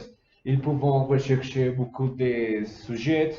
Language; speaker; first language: French; non-native, learner; Spanish